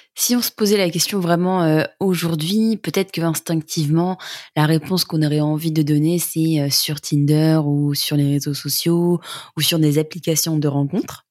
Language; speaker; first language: French; native; French